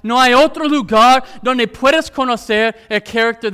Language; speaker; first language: Spanish; non-native, fluent; English